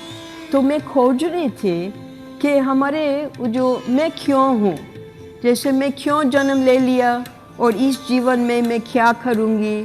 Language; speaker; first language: Hindi; non-native, learner; English